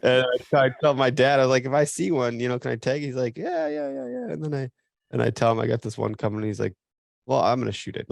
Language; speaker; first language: English; native; English